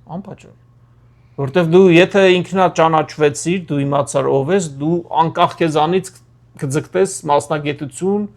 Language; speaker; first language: Armenian; native; Armenian